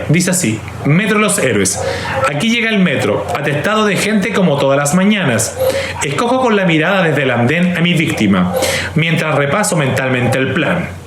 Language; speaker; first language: Spanish; native; Spanish